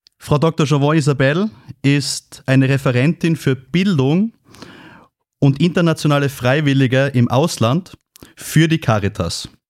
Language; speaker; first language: German; native; German